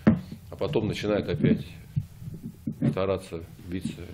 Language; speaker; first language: Russian; native; Russian